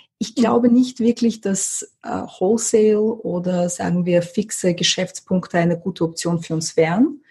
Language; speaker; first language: German; early bilingual, other home language; Russian